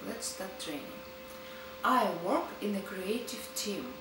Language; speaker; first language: English; non-native, fluent; Russian